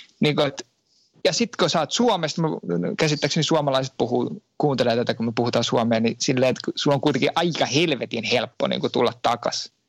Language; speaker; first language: Finnish; native; Finnish